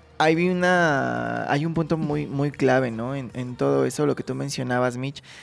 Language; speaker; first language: Spanish; native; Spanish